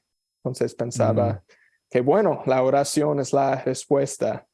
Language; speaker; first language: Spanish; non-native, fluent; English